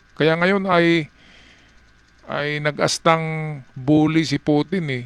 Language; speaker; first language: Filipino; native; Filipino